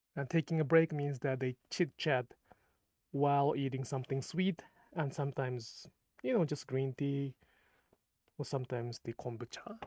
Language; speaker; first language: English; non-native, fluent; Japanese